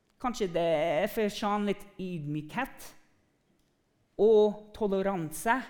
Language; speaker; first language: Norwegian; non-native, fluent; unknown